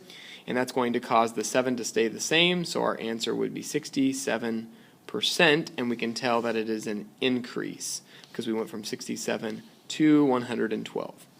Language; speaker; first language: English; native; English